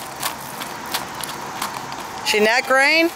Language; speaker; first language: English; native; English